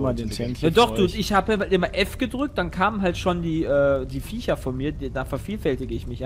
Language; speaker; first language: German; native; German